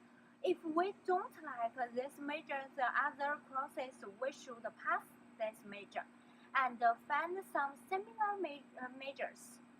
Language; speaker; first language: English; non-native, learner; Chinese